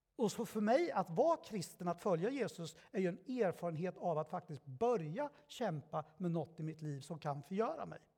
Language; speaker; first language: Swedish; early bilingual, other home language; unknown